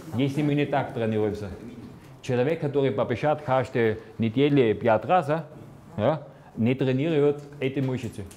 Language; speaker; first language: Russian; non-native, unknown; Slovenian